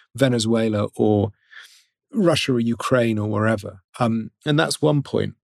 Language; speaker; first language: English; native; English